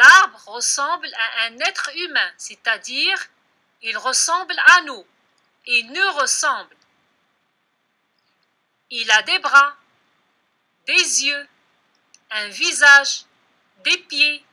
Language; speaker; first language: French; non-native, local second language; Arabic